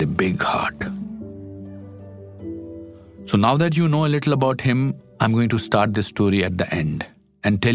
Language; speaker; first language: English; non-native, local second language; Kashmiri